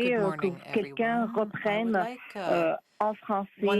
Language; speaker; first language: French; native; French